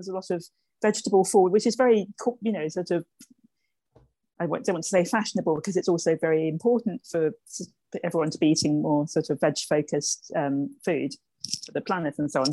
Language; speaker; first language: English; native; English